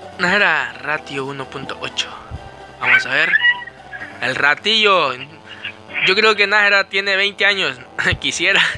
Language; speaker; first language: Spanish; native; Spanish